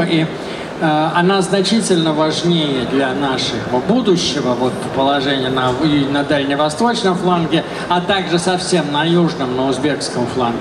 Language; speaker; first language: Russian; native; Russian